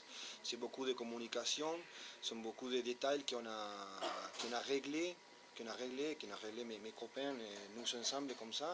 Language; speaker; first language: French; non-native, fluent; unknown